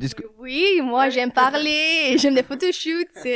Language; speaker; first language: French; non-native, learner; Dutch